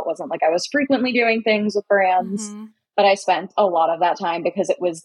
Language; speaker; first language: English; native; English